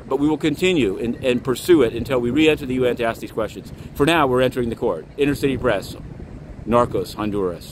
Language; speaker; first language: English; native; English